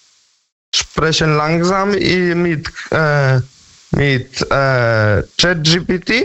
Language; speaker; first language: German; non-native, learner; Polish